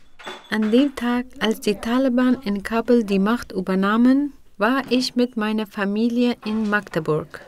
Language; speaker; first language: German; non-native, fluent; Persian